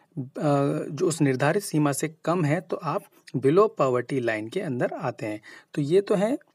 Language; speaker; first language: Hindi; native; Hindi